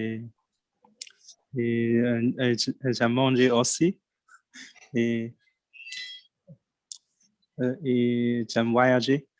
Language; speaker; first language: French; non-native, learner; Chinese